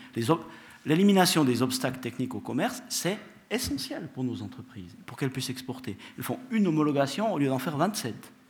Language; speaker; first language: French; native; French